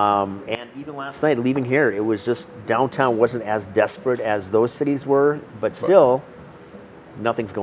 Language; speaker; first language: English; native; English